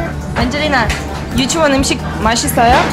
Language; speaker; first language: Korean; non-native, fluent; Russian